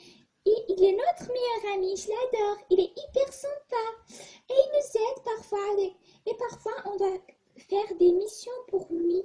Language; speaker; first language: French; non-native, fluent; Portuguese